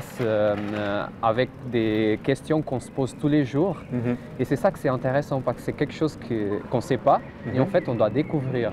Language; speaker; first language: French; non-native, fluent; Portuguese